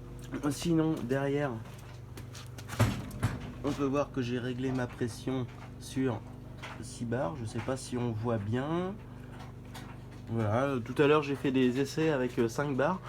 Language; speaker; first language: French; native; French